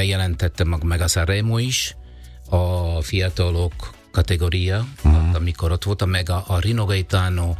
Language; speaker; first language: Hungarian; non-native, learner; Italian